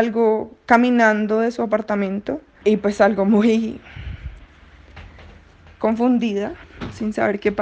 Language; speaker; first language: Spanish; native; Spanish